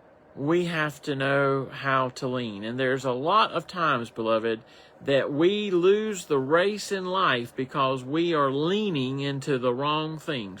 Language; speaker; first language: English; native; English